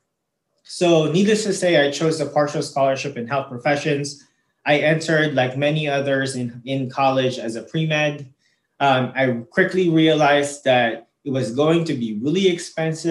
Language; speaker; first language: English; non-native, local second language; Filipino